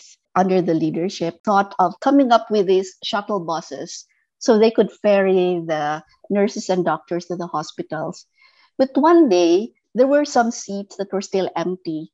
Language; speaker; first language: English; non-native, local second language; Filipino